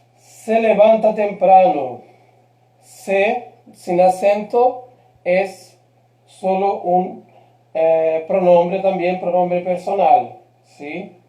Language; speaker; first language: Spanish; non-native, fluent; Portuguese